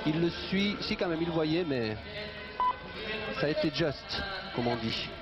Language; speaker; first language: French; native; French